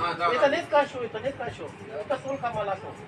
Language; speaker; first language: Russian; non-native, learner; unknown